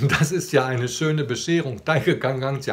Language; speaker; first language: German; non-native, fluent; Chinese